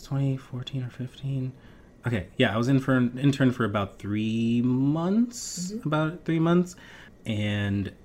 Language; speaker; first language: English; native; English